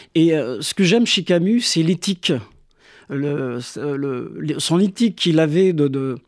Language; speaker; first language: French; non-native, local second language; Kabyle